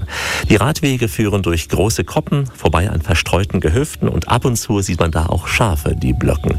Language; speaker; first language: German; native; German